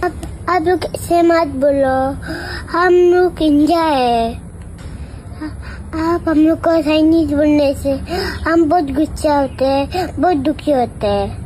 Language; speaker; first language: Hindi; non-native, local second language; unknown